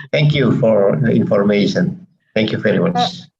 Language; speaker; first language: English; non-native, fluent; Indonesian